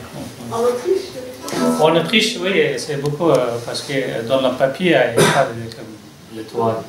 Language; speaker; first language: French; non-native, learner; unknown